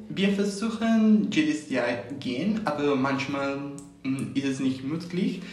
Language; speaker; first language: German; non-native, learner; Spanish